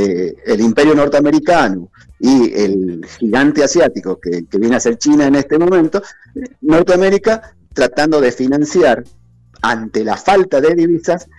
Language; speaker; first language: Spanish; native; Spanish